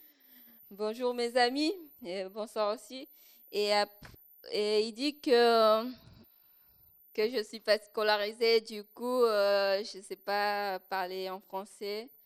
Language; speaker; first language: French; non-native, local second language; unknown